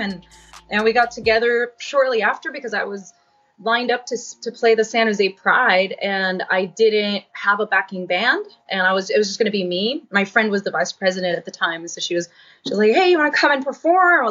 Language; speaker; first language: English; non-native, fluent; French